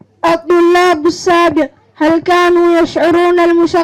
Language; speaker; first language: Arabic; non-native, learner; Somali